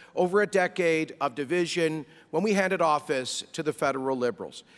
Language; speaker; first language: English; native; English